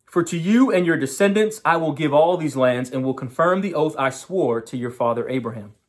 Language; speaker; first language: English; native; English